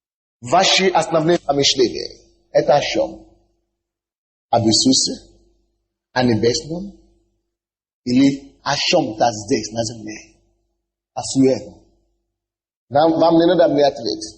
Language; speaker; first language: Russian; non-native, fluent; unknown